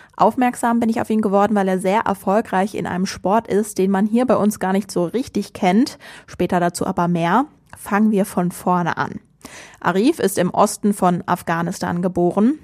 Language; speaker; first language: German; native; German